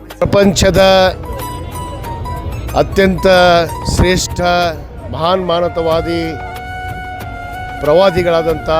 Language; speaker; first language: Kannada; native; Kannada